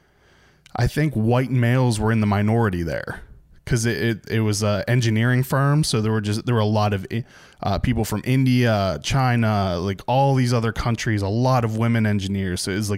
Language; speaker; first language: English; native; English